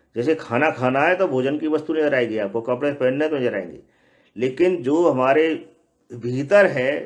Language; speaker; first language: Hindi; native; Hindi